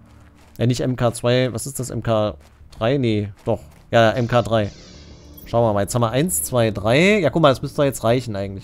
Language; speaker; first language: German; native; German